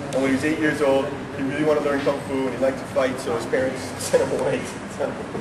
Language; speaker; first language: English; native; English